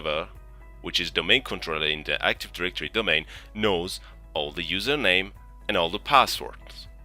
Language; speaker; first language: English; non-native, fluent; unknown